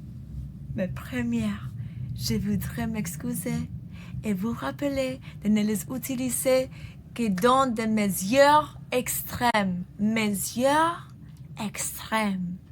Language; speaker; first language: French; non-native, learner; English